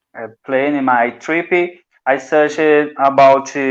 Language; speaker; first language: English; non-native, learner; Portuguese